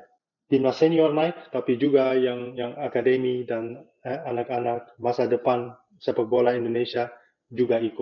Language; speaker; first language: Indonesian; non-native, fluent; Dutch